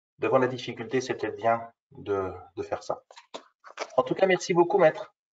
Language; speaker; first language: French; native; French